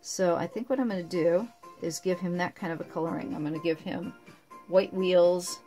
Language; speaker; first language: English; native; English